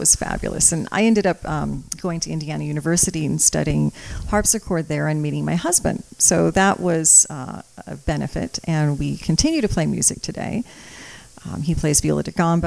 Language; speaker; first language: English; early bilingual, other home language; Croatian